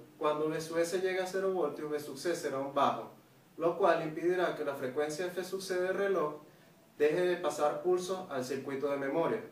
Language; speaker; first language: Spanish; native; Spanish